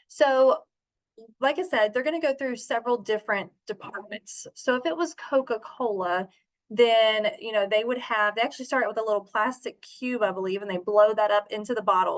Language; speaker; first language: English; native; English